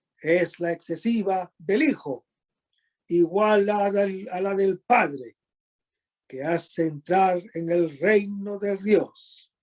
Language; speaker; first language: Spanish; native; Spanish